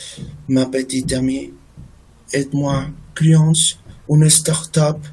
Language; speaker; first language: French; non-native, learner; Spanish